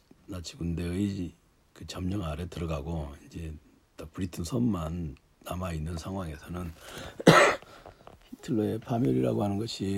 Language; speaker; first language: Korean; native; Korean